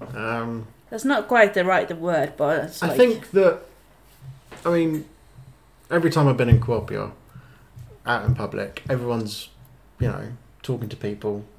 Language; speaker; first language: English; native; English